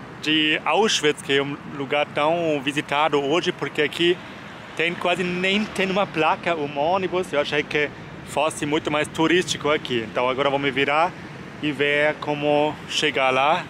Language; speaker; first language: Portuguese; non-native, fluent; German